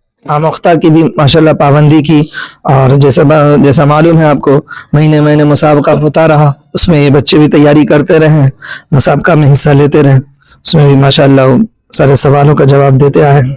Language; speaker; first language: Urdu; native; Urdu